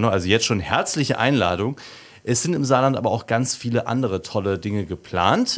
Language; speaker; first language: German; native; German